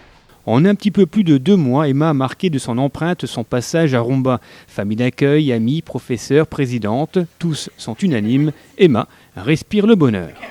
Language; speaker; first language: French; native; French